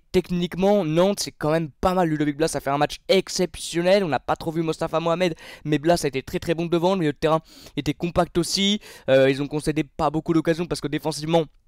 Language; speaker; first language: French; native; French